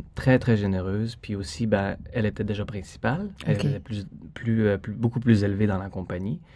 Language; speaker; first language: French; native; French